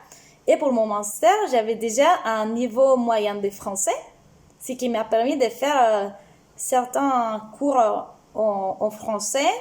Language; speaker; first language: French; non-native, fluent; Spanish